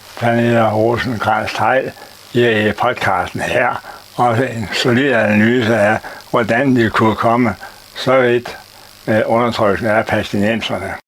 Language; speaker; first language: Danish; native; Danish